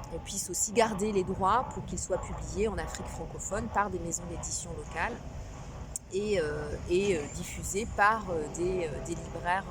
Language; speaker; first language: French; non-native, local second language; Kinyarwanda